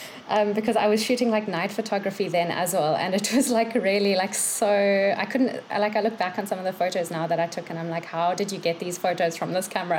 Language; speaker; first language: English; native; English